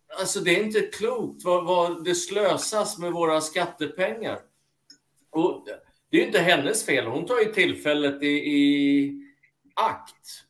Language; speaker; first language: Swedish; native; Swedish